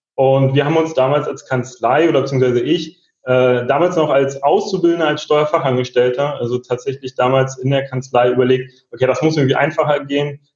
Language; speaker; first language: German; native; German